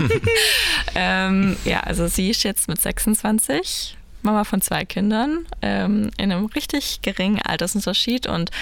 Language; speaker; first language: German; native; German